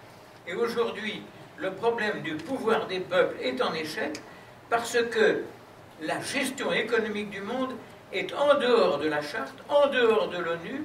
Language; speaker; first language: French; native; French